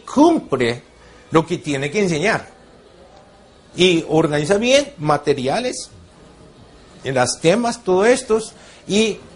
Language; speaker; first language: Spanish; non-native, fluent; Japanese